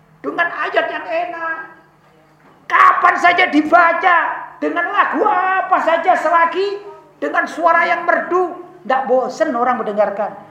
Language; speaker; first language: Indonesian; non-native, local second language; Javanese